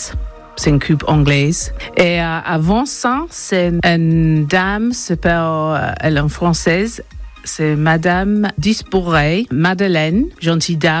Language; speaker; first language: French; non-native, learner; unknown